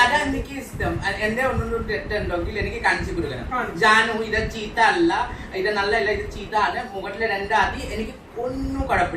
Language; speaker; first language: Malayalam; non-native, learner; Assamese